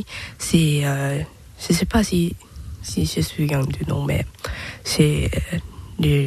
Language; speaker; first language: French; non-native, learner; Thai